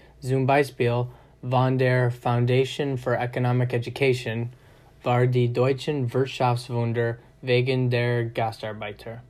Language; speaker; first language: German; non-native, learner; English